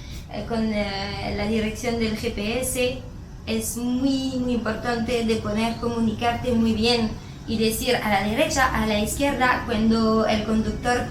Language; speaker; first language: Spanish; non-native, fluent; French